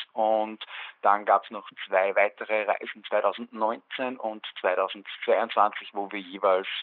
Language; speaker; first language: German; native; German